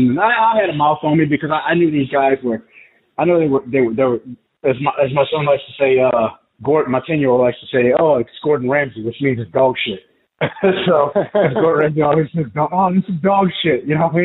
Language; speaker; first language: English; native; English